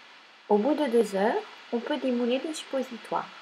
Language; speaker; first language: French; native; French